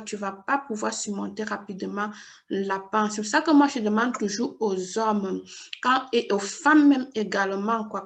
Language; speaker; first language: French; native; French